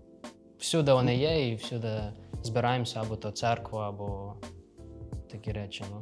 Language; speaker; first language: Ukrainian; early bilingual, other home language; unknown